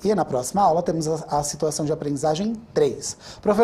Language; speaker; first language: Portuguese; native; Portuguese